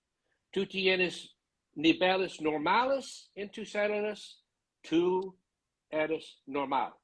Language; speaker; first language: Spanish; non-native, learner; English